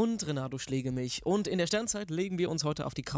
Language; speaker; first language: German; native; German